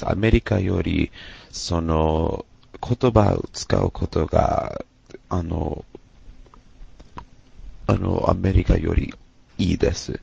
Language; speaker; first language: Japanese; non-native, learner; English